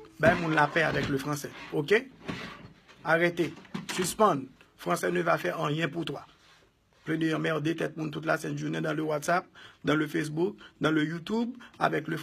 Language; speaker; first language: French; non-native, local second language; Haitian Creole